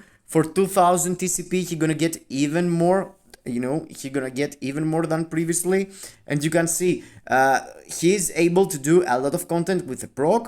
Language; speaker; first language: English; non-native, fluent; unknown